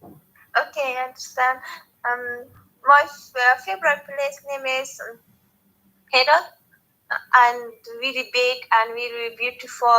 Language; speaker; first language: English; non-native, learner; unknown